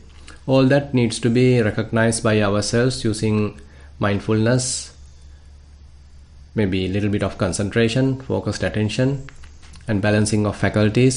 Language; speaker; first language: English; non-native, local second language; Sinhala